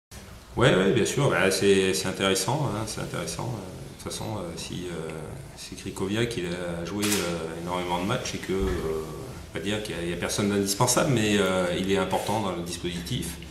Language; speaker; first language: French; native; French